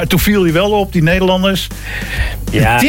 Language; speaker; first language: Dutch; native; Dutch